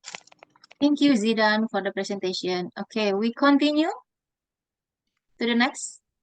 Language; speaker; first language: English; non-native, fluent; Indonesian